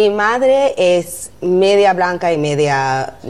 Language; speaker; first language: Spanish; non-native, learner; English